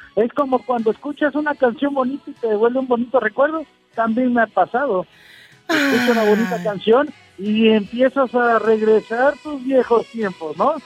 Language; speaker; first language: Spanish; native; Spanish